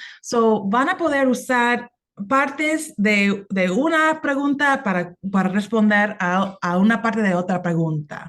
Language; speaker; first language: Spanish; non-native, fluent; English